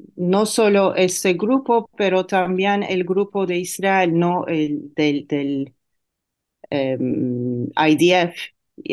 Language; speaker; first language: Spanish; non-native, fluent; Turkish